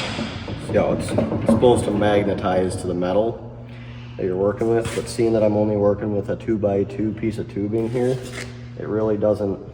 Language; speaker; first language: English; native; English